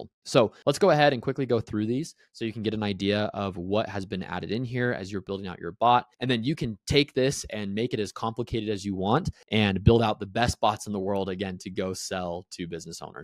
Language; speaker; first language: English; native; English